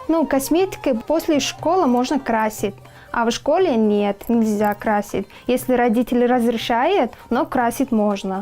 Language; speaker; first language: Russian; non-native, learner; Turkmen